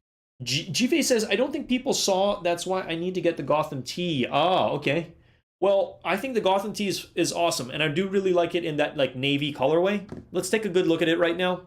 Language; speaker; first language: English; native; English